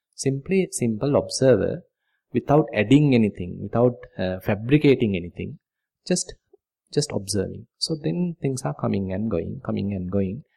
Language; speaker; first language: English; non-native, local second language; Sinhala